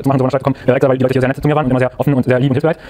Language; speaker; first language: German; non-native, learner; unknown